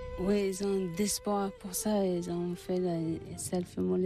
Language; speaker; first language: French; non-native, learner; Tibetan